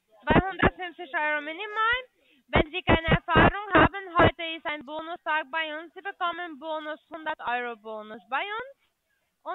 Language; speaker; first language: German; non-native, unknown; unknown